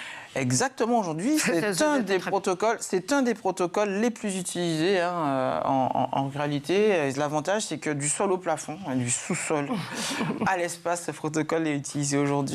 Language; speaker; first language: French; native; French